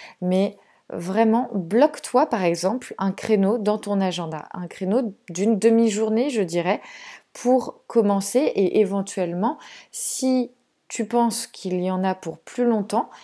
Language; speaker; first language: French; native; French